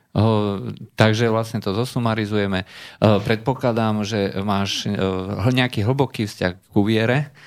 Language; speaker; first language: Slovak; native; Slovak